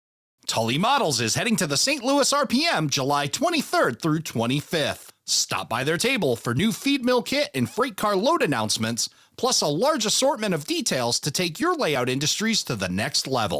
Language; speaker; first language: English; native; English